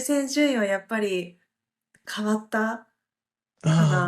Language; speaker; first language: Japanese; native; Japanese